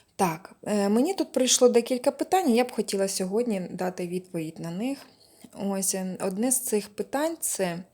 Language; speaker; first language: Ukrainian; non-native, local second language; Russian